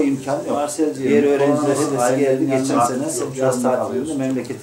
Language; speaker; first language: Turkish; native; Turkish